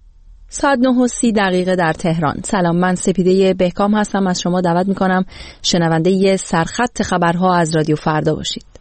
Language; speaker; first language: Persian; native; Persian